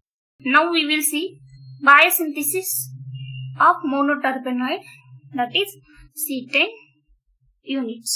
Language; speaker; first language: English; non-native, local second language; Marathi